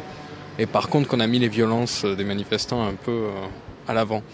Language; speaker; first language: French; native; French